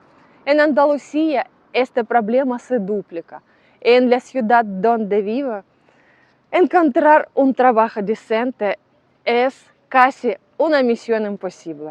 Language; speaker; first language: Spanish; non-native, learner; Russian